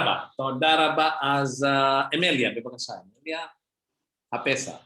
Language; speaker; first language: Hebrew; non-native, fluent; Indonesian